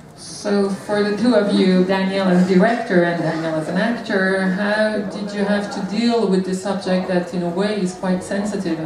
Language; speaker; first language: English; non-native, fluent; French